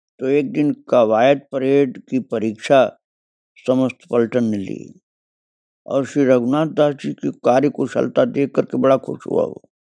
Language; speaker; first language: Hindi; native; Hindi